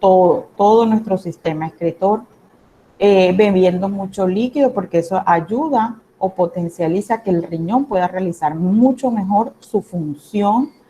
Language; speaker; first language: Spanish; native; Spanish